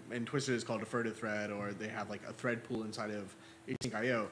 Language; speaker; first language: English; native; English